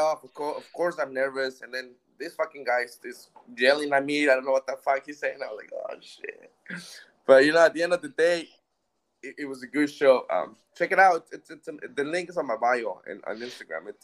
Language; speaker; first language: English; non-native, fluent; Spanish